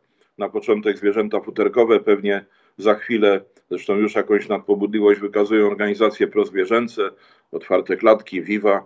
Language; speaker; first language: Polish; native; Polish